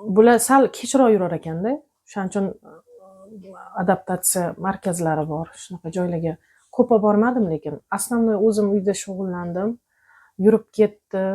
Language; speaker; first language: Uzbek; native; Uzbek